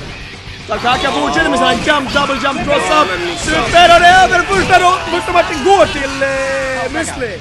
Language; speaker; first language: Swedish; native; Swedish